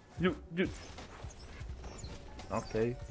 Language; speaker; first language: English; non-native, learner; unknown